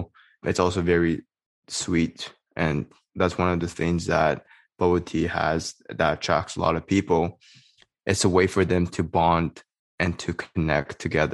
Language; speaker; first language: English; native; English